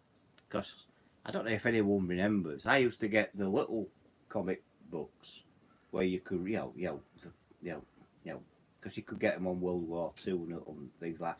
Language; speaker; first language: English; native; English